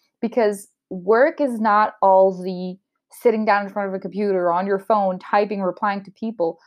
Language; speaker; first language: English; non-native, local second language; French